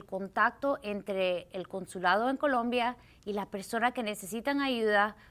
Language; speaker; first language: Spanish; early bilingual, heritage; Spanish